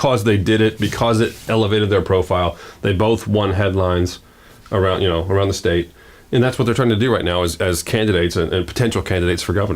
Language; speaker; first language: English; native; English